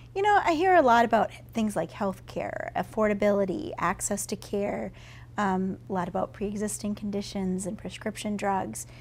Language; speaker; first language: English; native; English